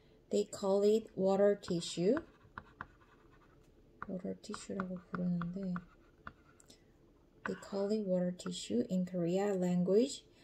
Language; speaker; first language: English; non-native, learner; Korean